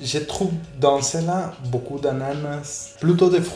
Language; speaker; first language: French; non-native, fluent; Spanish